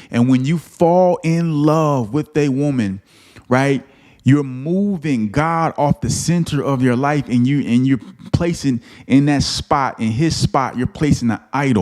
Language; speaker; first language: English; native; English